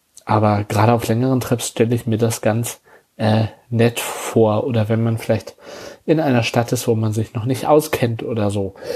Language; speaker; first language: German; native; German